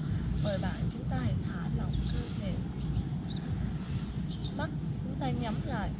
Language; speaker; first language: Vietnamese; native; Vietnamese